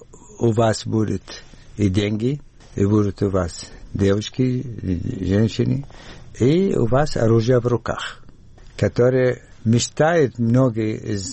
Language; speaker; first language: Russian; non-native, learner; Arabic